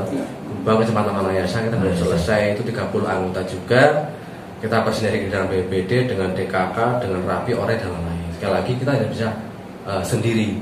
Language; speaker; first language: Indonesian; native; Indonesian